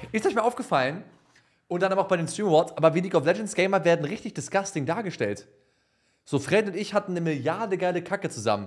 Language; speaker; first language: German; native; German